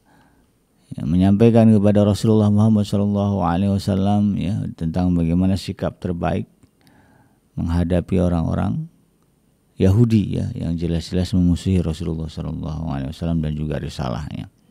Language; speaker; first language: Indonesian; native; Indonesian